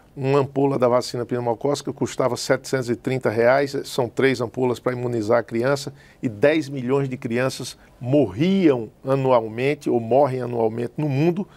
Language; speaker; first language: Portuguese; native; Portuguese